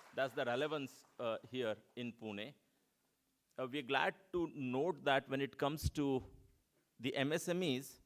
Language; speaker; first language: English; non-native, local second language; Marathi